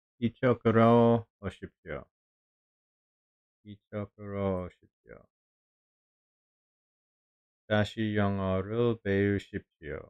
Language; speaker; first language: Korean; non-native, learner; English